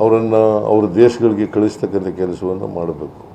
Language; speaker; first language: Kannada; native; Kannada